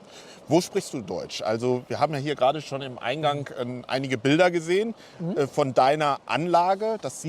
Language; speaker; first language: German; native; German